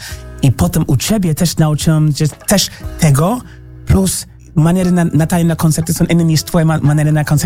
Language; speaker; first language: Polish; non-native, fluent; English